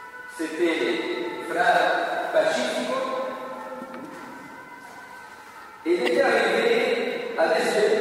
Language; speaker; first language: French; non-native, learner; Italian